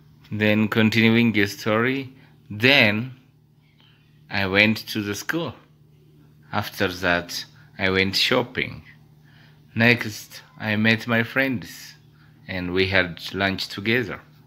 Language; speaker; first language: English; non-native, fluent; Amharic